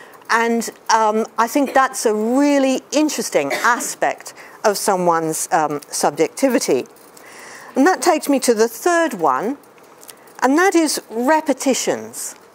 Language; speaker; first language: English; native; English